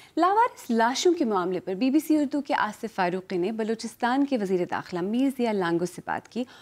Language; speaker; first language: Urdu; native; Urdu